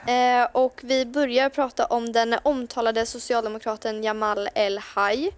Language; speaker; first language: Swedish; native; Swedish